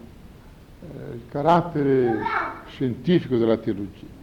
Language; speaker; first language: Italian; non-native, fluent; Portuguese